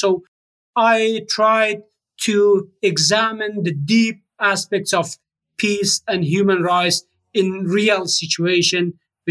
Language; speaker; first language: English; non-native, fluent; Persian